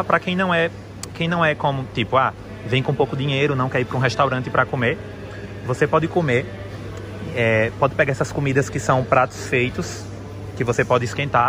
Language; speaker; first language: Portuguese; native; Portuguese